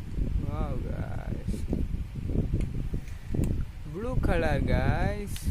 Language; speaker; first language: English; non-native, learner; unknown